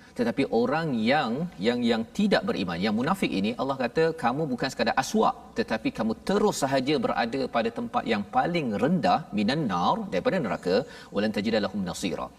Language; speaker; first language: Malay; native; Malay